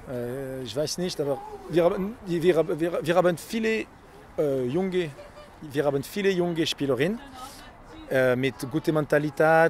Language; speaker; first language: German; non-native, learner; French